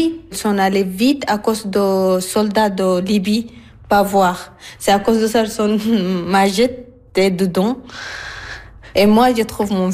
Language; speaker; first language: French; non-native, learner; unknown